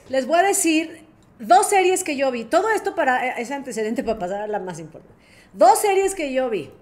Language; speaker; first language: Spanish; native; Spanish